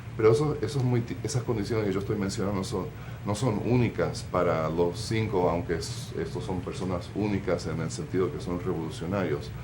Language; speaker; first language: Spanish; early bilingual, heritage; Spanish